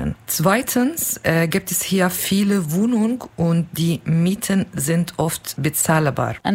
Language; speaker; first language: German; non-native, learner; Kurdish